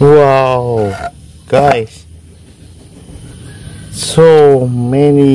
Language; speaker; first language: English; non-native, learner; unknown